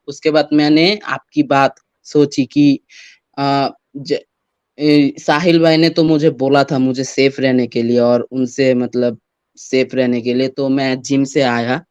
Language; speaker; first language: Hindi; non-native, fluent; Bangla